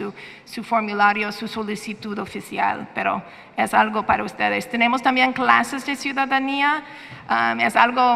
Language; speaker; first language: Spanish; non-native, fluent; English